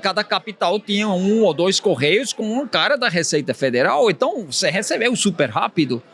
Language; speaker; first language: Portuguese; non-native, fluent; Swiss German